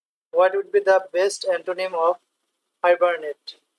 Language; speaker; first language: English; non-native, local second language; Bangla